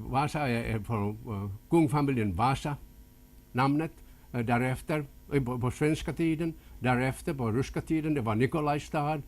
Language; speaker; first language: Swedish; non-native, local second language; Finnish